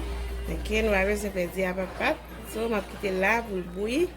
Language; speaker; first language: French; non-native, learner; Haitian Creole